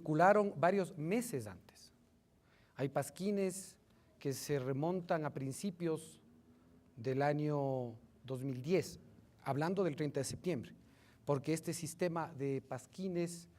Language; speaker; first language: Spanish; native; Spanish